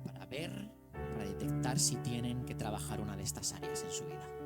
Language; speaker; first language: Spanish; native; Spanish